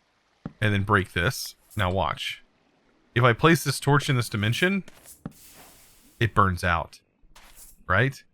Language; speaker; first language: English; native; English